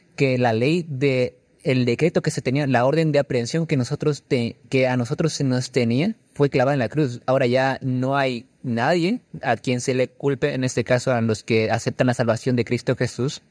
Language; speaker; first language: Spanish; native; Spanish